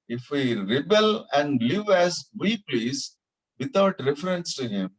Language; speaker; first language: English; non-native, local second language; Telugu